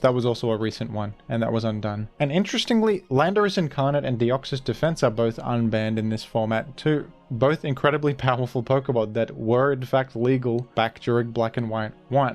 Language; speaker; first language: English; native; English